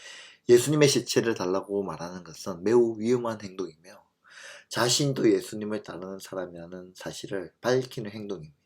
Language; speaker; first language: Korean; native; Korean